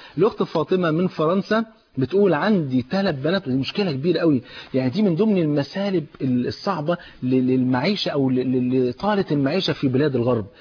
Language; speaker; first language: Arabic; native; Arabic